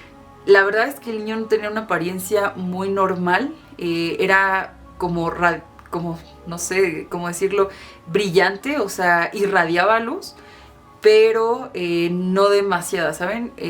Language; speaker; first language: Spanish; native; Spanish